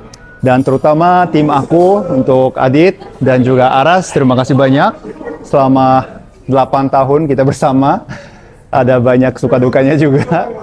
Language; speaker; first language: Indonesian; non-native, fluent; Japanese